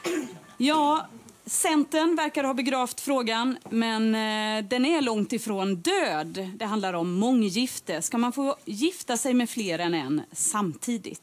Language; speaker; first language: Swedish; native; Swedish